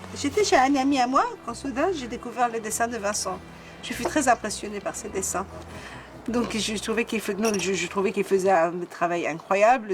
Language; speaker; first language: French; non-native, fluent; Persian